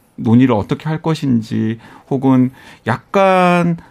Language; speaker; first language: Korean; native; Korean